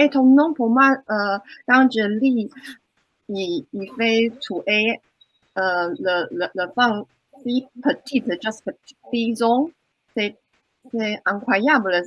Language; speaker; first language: French; non-native, learner; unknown